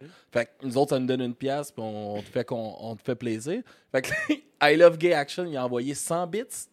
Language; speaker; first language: French; native; French